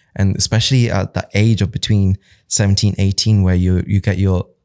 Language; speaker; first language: English; early bilingual, other home language; Hindi